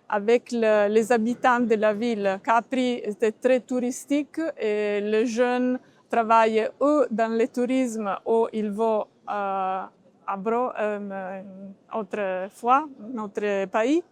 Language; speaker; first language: French; non-native, learner; Italian